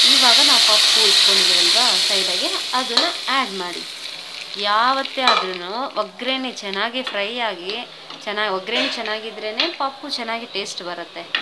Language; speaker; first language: Kannada; non-native, local second language; Telugu